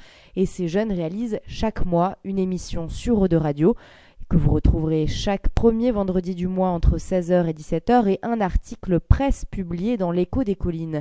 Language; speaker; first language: French; native; French